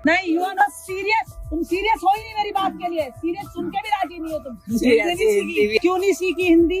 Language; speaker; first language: Hindi; native; Hindi